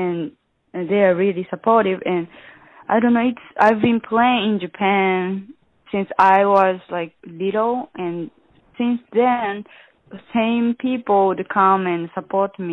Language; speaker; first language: English; non-native, learner; Japanese